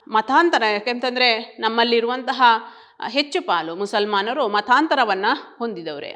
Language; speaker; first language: Kannada; native; Kannada